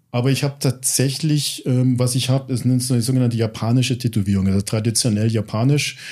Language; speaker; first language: German; early bilingual, other home language; English